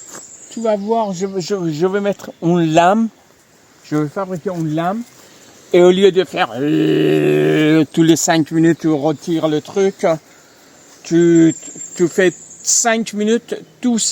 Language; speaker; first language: French; non-native, fluent; Persian